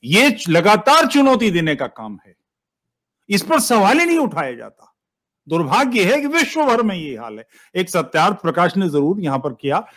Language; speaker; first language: Hindi; native; Hindi